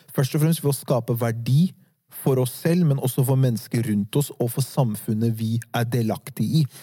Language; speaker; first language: Norwegian; early bilingual, other home language; Arabic